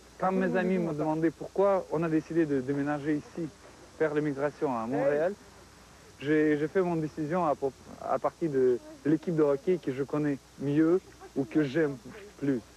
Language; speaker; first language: French; non-native, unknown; Russian